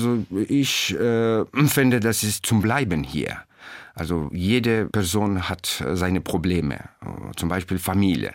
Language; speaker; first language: German; non-native, learner; Persian